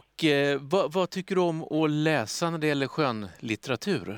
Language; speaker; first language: Swedish; native; Swedish